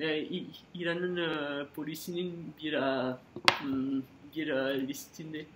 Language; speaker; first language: Azerbaijani; non-native, learner; French